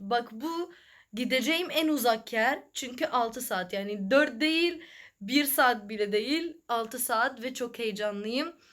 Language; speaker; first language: Turkish; early bilingual, other home language; Arabic